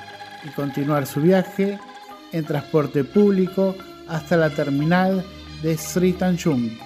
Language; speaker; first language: Spanish; non-native, fluent; Indonesian